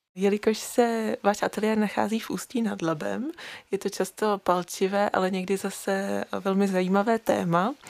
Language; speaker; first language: Czech; native; Czech